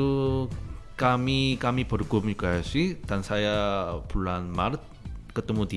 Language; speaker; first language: Indonesian; non-native, fluent; Korean